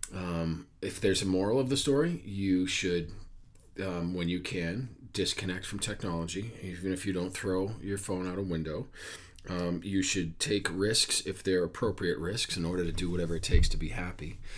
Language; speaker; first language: English; native; English